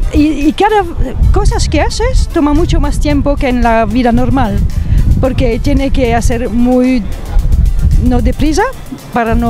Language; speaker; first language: Spanish; non-native, learner; French